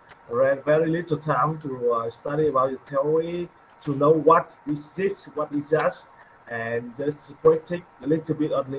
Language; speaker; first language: English; non-native, learner; Vietnamese